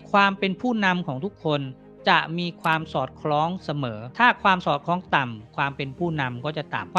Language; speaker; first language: Thai; native; Thai